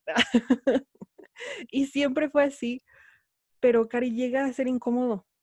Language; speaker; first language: Spanish; native; Spanish